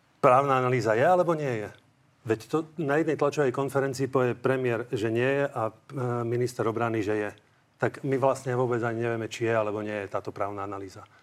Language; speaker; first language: Slovak; native; Slovak